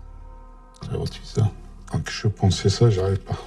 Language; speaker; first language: French; non-native, learner; Turkish